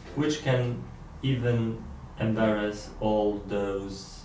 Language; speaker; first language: English; non-native, learner; Polish